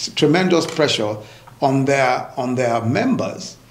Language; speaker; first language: English; non-native, local second language; Yoruba